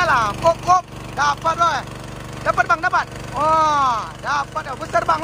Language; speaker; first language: Indonesian; native; Indonesian